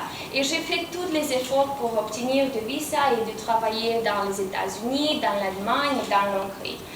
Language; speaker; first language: French; non-native, fluent; Romanian